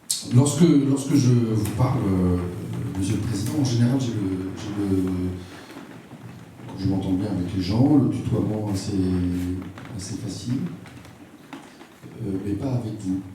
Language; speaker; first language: French; native; French